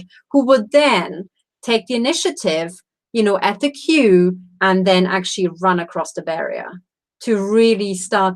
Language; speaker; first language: English; non-native, fluent; Romanian